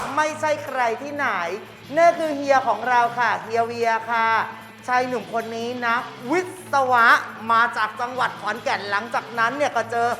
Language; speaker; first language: Thai; native; Thai